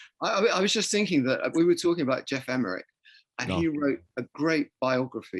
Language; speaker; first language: English; native; English